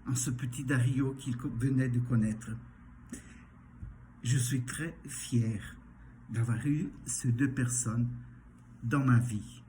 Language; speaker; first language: French; non-native, fluent; Portuguese